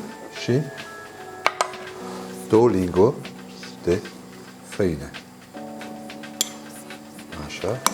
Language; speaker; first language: Romanian; non-native, learner; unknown